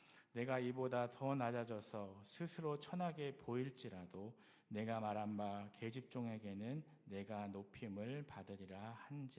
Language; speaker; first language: Korean; native; Korean